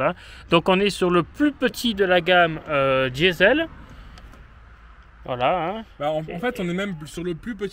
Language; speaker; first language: French; native; French